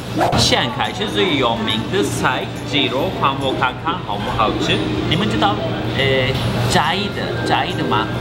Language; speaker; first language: Chinese; non-native, fluent; Turkish